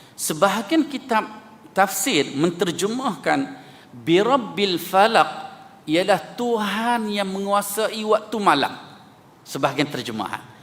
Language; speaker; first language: Malay; native; Malay